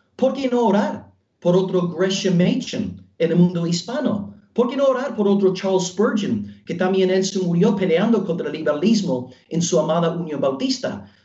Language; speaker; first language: Spanish; non-native, fluent; English